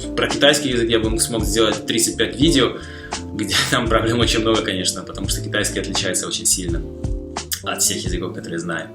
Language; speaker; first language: Russian; non-native, fluent; Slovak